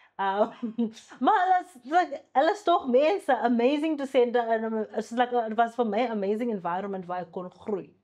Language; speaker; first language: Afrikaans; non-native, local second language; Xhosa